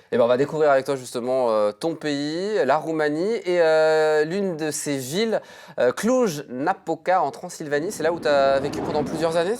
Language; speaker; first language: French; native; French